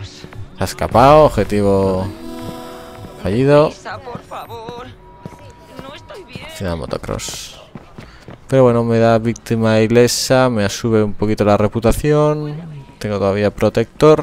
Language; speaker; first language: Spanish; native; Spanish